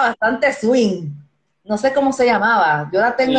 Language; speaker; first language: Spanish; native; Spanish